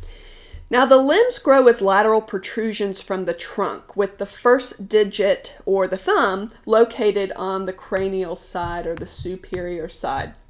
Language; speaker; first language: English; native; English